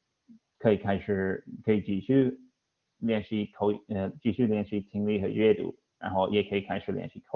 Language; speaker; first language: Chinese; non-native, fluent; English